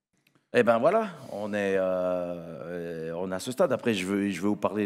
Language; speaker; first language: French; native; French